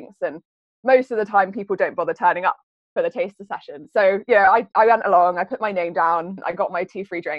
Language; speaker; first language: English; native; English